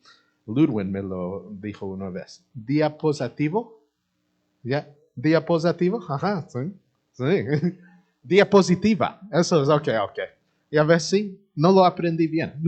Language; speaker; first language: Spanish; early bilingual, heritage; Spanish